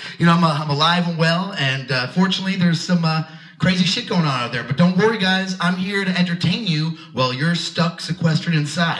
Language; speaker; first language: English; native; English